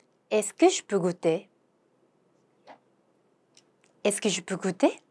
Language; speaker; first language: French; non-native, fluent; Korean